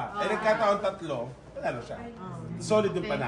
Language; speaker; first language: Filipino; native; Filipino